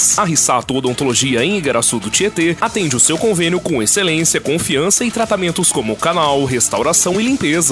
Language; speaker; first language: Portuguese; native; Portuguese